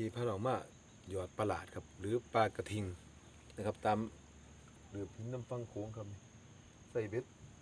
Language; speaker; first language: Thai; native; Thai